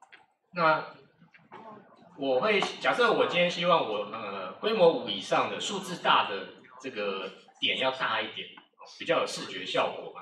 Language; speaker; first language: Chinese; native; Chinese